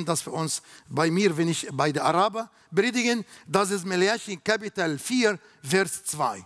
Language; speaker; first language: German; non-native, learner; Arabic